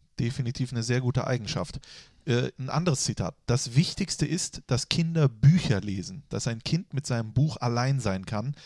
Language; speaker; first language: German; native; German